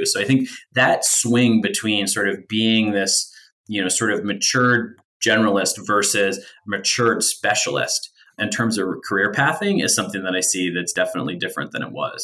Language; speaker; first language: English; native; English